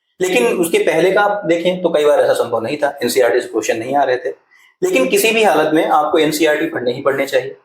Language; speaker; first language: Hindi; native; Hindi